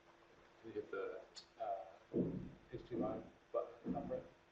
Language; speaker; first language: English; native; English